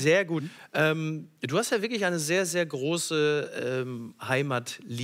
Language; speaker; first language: German; native; German